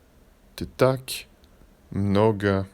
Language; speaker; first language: Russian; non-native, learner; English